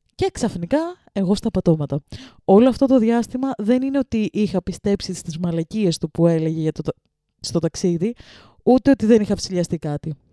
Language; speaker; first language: Greek; early bilingual, other home language; Russian